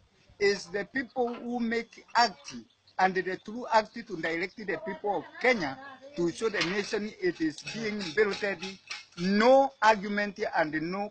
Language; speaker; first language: English; non-native, learner; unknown